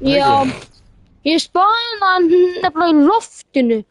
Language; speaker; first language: Icelandic; early bilingual, heritage; Icelandic